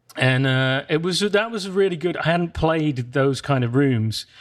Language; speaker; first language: English; native; English